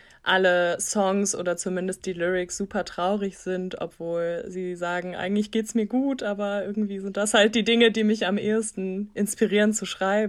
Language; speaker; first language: German; native; German